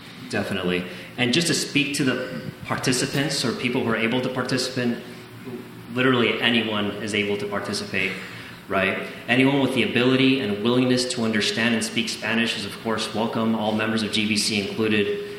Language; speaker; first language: English; early bilingual, other home language; Spanish